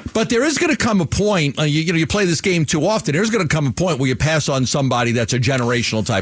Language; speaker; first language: English; native; English